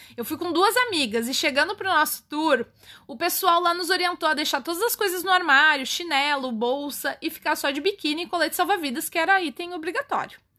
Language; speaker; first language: Portuguese; native; Portuguese